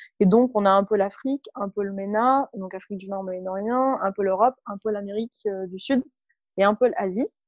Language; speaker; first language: French; early bilingual, other home language; Arabic